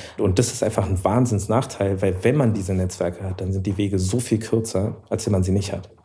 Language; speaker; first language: German; early bilingual, other home language; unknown